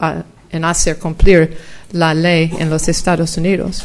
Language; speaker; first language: Spanish; non-native, fluent; English